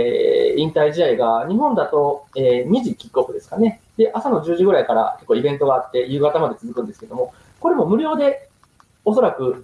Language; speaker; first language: Japanese; native; Japanese